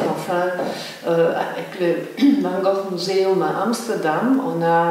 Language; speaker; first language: French; non-native, local second language; German